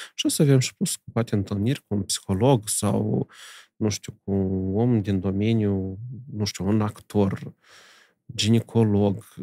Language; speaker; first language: Romanian; native; Romanian